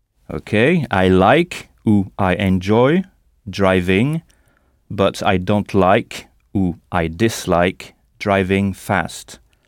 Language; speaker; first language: English; non-native, fluent; French